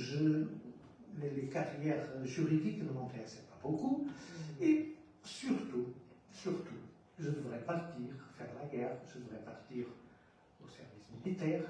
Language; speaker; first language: French; non-native, fluent; Portuguese